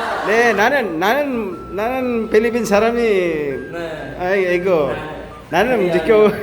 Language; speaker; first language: Korean; non-native, learner; Filipino